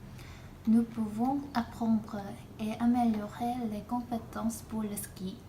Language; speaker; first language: French; non-native, learner; Korean